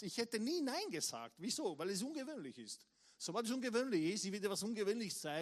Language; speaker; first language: German; non-native, fluent; English